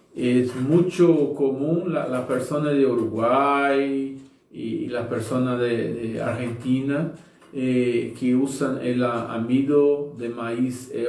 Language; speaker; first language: Spanish; non-native, learner; Portuguese